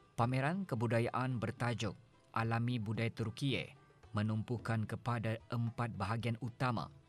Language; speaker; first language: Malay; native; Malay